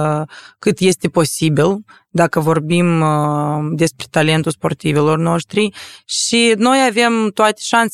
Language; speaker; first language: Romanian; non-native, local second language; Russian